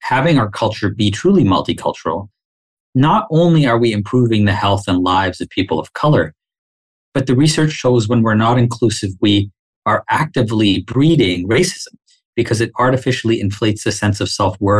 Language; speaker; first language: English; non-native, local second language; Swahili